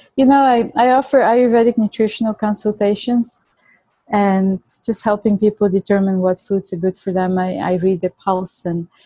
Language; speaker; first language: English; non-native, fluent; Bulgarian